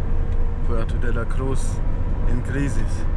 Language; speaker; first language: Spanish; non-native, learner; German